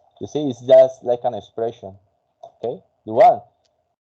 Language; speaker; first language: English; non-native, fluent; Spanish